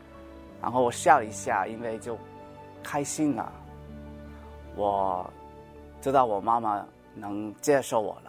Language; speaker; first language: Chinese; early bilingual, heritage; Cantonese